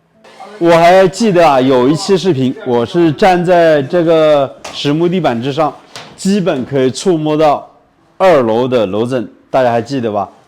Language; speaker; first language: Chinese; native; Chinese